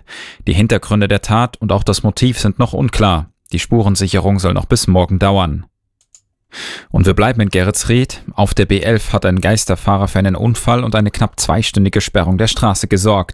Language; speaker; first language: German; native; German